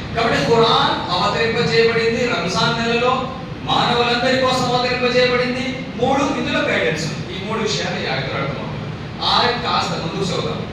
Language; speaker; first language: Telugu; non-native, local second language; Urdu